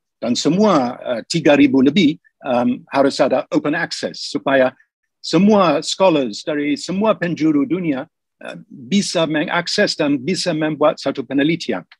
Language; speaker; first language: Indonesian; non-native, fluent; English